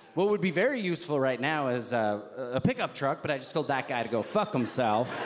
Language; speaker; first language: English; native; English